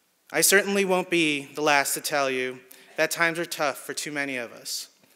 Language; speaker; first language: English; early bilingual, other home language; Spanish